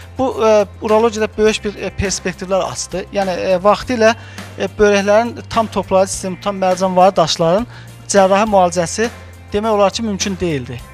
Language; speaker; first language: Azerbaijani; native; Azerbaijani